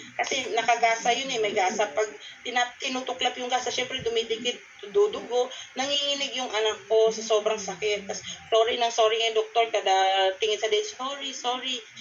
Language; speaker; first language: Filipino; non-native, local second language; Cebuano